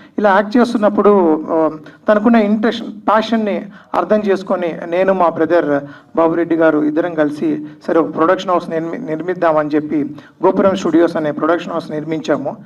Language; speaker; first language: Telugu; native; Telugu